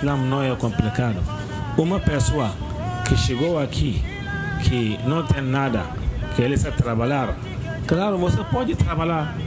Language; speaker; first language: Portuguese; non-native, learner; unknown